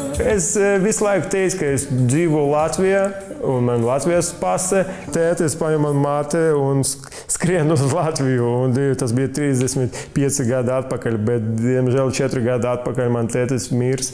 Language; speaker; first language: Latvian; non-native, local second language; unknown